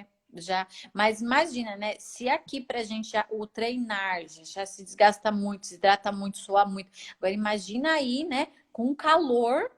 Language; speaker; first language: Portuguese; native; Portuguese